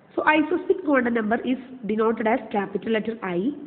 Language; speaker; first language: English; non-native, local second language; Malayalam